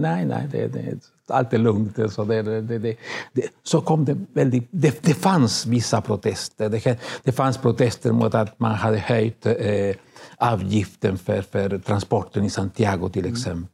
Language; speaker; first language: Swedish; non-native, fluent; Spanish